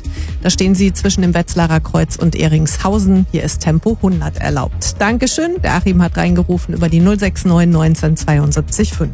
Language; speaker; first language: German; native; German